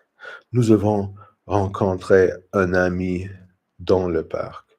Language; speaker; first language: French; non-native, learner; English